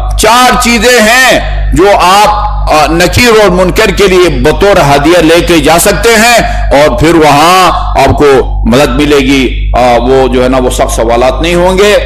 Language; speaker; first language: Urdu; non-native, local second language; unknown